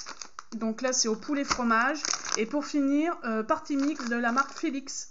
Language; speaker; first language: French; native; French